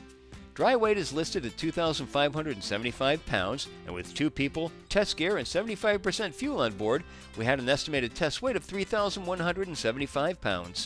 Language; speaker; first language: English; native; English